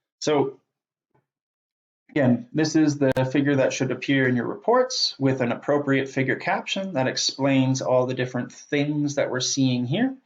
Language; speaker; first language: English; native; English